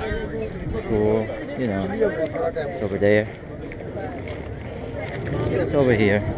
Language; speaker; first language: English; non-native, local second language; Filipino